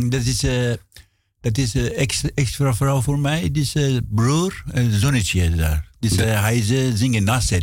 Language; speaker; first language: Dutch; non-native, learner; Persian